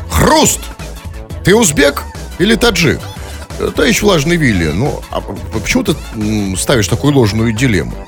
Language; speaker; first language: Russian; native; Russian